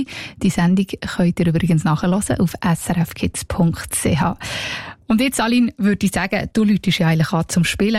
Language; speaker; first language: German; native; German